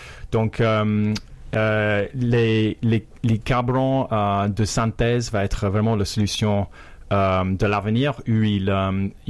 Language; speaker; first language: French; non-native, fluent; English